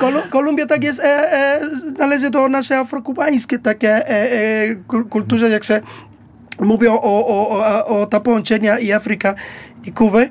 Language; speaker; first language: Polish; non-native, learner; Spanish